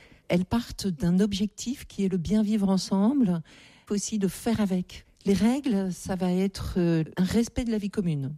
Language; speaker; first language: French; native; French